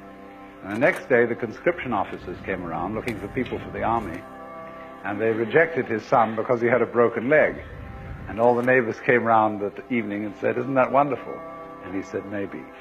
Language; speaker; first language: English; native; English